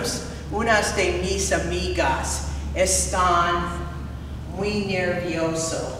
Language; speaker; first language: Spanish; non-native, fluent; English